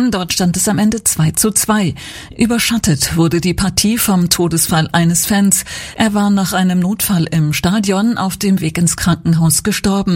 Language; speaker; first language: German; native; German